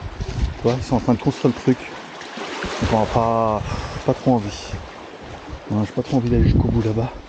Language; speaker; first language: French; native; French